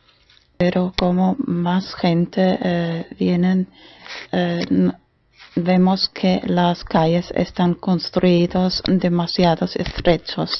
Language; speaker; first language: Spanish; non-native, fluent; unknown